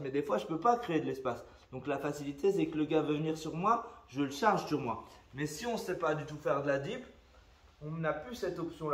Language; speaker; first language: French; native; French